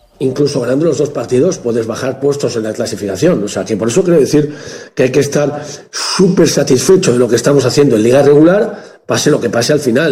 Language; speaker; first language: Spanish; native; Spanish